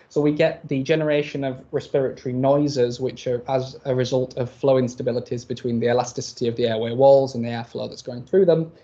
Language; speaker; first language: English; native; English